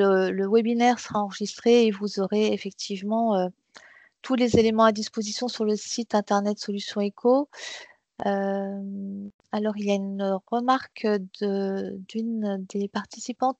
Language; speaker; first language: French; native; French